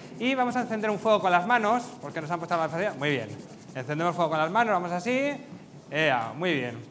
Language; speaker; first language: Spanish; native; Spanish